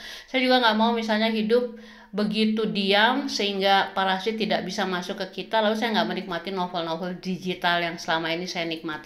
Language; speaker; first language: Indonesian; native; Indonesian